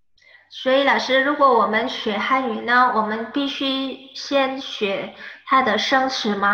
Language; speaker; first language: Chinese; non-native, fluent; Indonesian